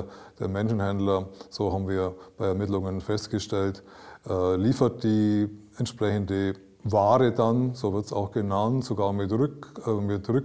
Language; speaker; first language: German; native; German